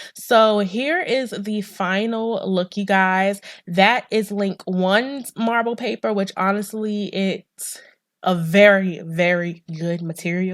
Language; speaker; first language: English; native; English